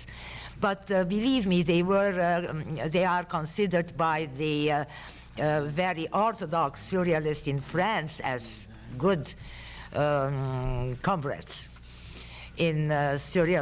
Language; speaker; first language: English; non-native, fluent; Romanian